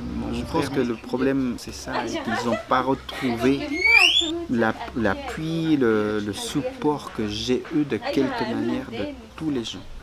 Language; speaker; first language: French; non-native, fluent; Spanish